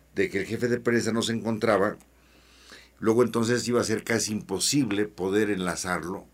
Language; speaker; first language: Spanish; native; Spanish